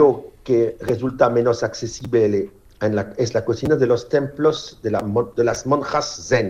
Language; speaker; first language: Spanish; non-native, fluent; French